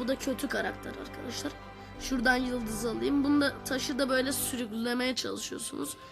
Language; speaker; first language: Turkish; native; Turkish